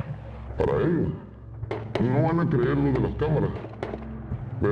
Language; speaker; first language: Spanish; native; Spanish